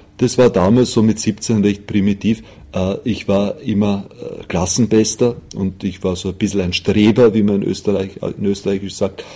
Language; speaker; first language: German; native; German